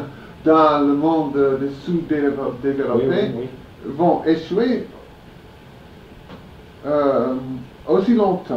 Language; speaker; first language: French; non-native, fluent; English